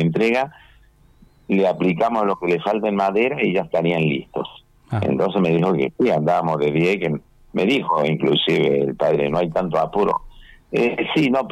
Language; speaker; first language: Spanish; native; Spanish